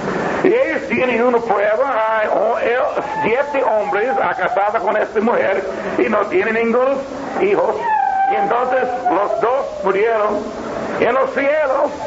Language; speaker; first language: Spanish; non-native, learner; English